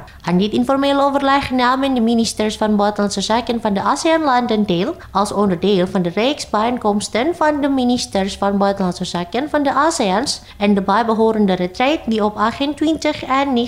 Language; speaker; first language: Dutch; non-native, fluent; Indonesian